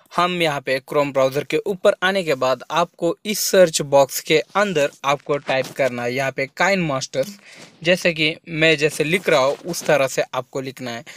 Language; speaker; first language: Hindi; non-native, local second language; Marathi